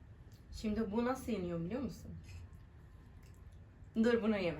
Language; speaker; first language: Turkish; non-native, learner; Arabic